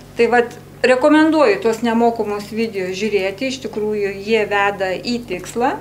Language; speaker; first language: Lithuanian; native; Lithuanian